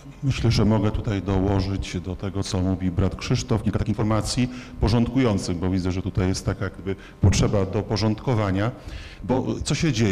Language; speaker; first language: Polish; native; Polish